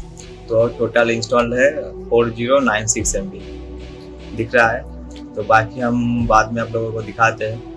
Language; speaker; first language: Hindi; non-native, local second language; Bangla